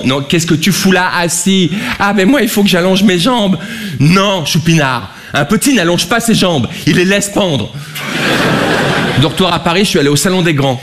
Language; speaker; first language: French; native; French